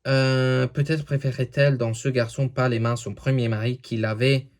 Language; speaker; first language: French; non-native, learner; English